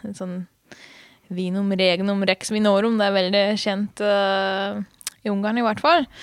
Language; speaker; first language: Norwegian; non-native, fluent; Hungarian